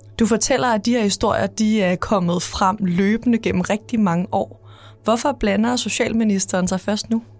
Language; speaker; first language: Danish; native; Danish